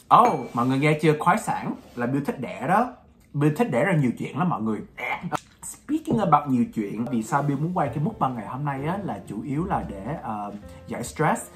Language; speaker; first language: Vietnamese; early bilingual, heritage; Vietnamese